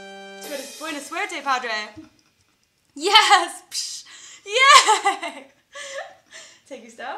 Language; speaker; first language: Spanish; non-native, learner; English